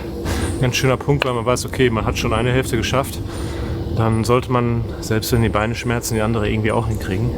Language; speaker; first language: German; native; German